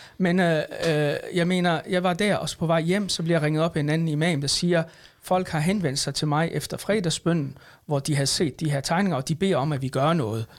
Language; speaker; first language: Danish; early bilingual, other home language; Arabic